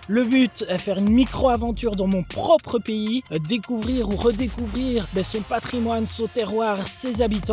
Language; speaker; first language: French; native; French